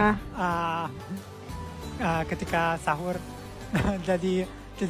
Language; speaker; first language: Indonesian; non-native, learner; Italian